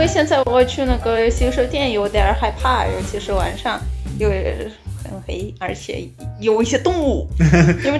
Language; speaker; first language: Chinese; non-native, fluent; Ukrainian